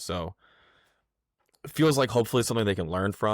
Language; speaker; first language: English; native; English